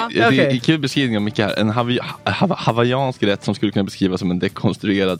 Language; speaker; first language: Swedish; native; Swedish